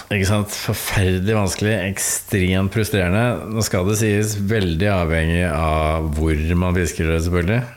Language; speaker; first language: Norwegian; native; Norwegian